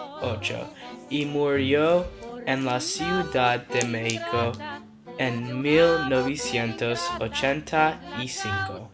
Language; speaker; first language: Spanish; non-native, learner; English